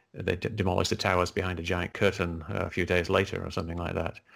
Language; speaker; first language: English; native; English